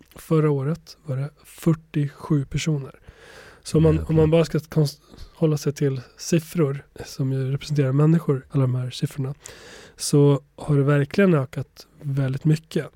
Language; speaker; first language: Swedish; early bilingual, other home language; Albanian